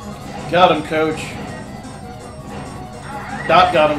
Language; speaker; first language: English; native; English